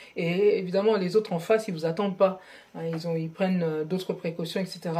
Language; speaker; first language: French; non-native, local second language; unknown